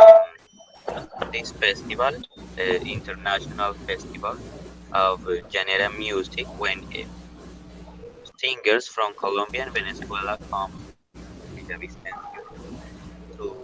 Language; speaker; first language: English; non-native, learner; Spanish